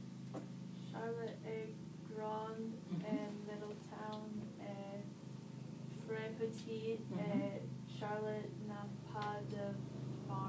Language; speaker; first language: French; non-native, learner; English